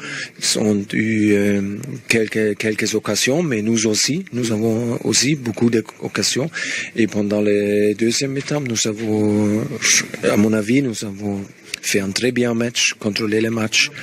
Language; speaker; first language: French; non-native, learner; Spanish